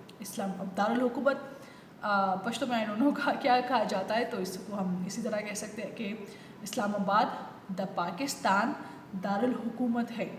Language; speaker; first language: Urdu; non-native, local second language; Pashto